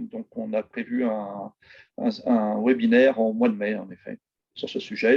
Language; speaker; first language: French; native; French